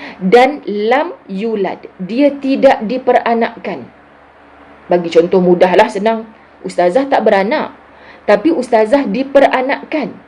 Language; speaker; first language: Malay; native; Malay